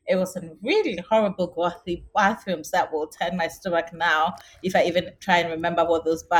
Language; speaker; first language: English; non-native, local second language; Akan